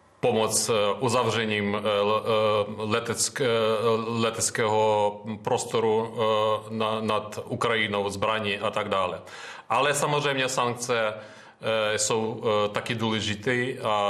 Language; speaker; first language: Czech; non-native, fluent; Ukrainian